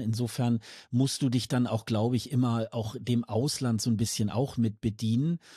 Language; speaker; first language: German; native; German